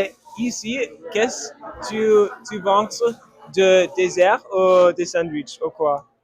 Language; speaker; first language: French; non-native, learner; English